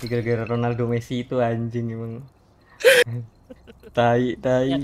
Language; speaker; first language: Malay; non-native, local second language; Javanese